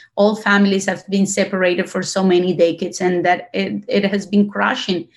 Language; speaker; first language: English; non-native, fluent; Spanish